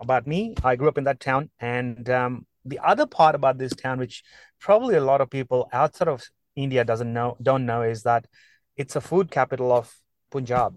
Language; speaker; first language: English; non-native, local second language; Punjabi